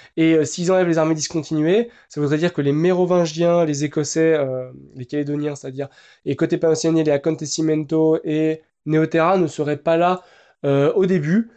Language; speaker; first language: French; native; French